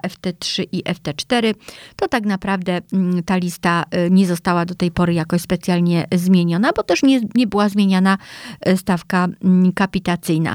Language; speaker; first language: Polish; native; Polish